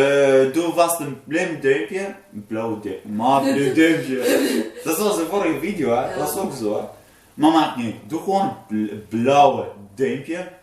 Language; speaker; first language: Dutch; early bilingual, other home language; Arabic